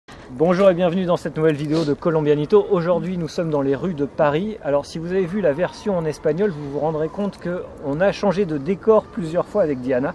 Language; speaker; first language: French; native; French